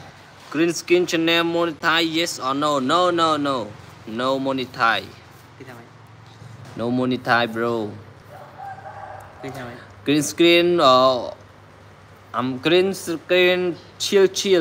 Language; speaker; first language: English; non-native, learner; Khmer